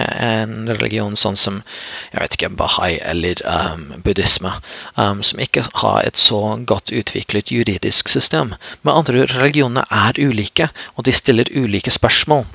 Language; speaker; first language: Norwegian; non-native, fluent; English